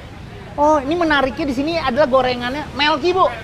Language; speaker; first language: Indonesian; native; Indonesian